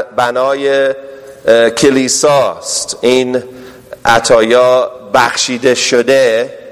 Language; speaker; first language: Persian; non-native, fluent; English